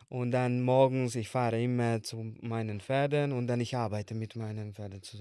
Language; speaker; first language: German; non-native, learner; Hungarian